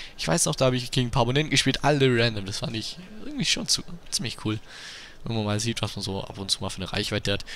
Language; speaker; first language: German; native; German